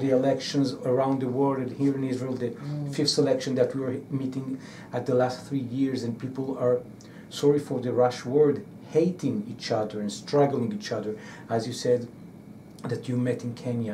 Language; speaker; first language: English; non-native, fluent; Hebrew